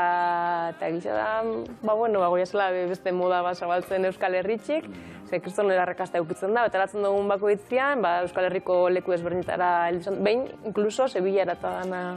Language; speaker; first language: Basque; native; Basque